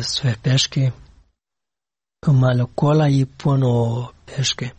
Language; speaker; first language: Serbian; non-native, learner; Pashto